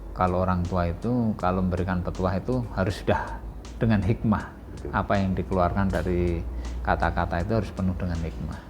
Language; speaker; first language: Indonesian; native; Indonesian